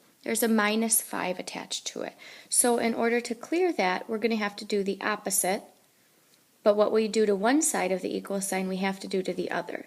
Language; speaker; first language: English; native; English